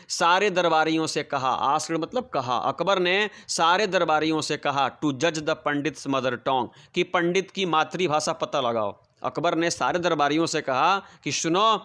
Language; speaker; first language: Hindi; non-native, local second language; Bhojpuri